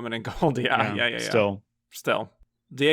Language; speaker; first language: English; native; English